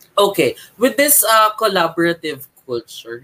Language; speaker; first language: English; non-native, local second language; Filipino